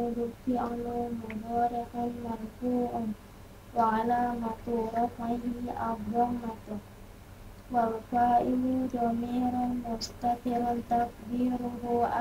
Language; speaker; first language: Arabic; non-native, learner; Indonesian